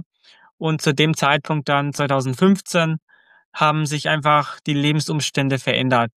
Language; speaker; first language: German; early bilingual, other home language; Croatian